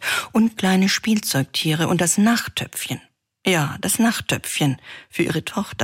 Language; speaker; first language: German; native; German